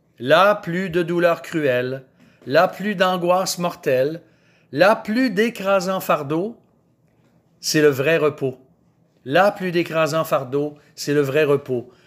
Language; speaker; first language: French; native; French